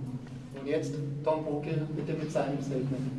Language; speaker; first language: German; native; German